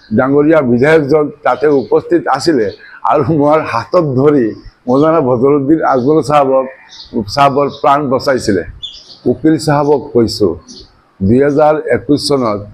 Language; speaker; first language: Assamese; non-native, local second language; Bangla